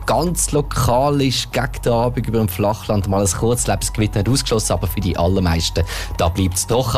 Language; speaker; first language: German; native; German